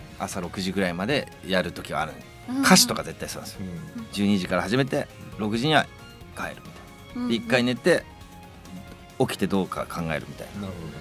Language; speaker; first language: Japanese; native; Japanese